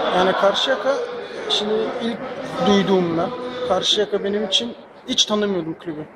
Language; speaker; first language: Turkish; early bilingual, heritage; Turkish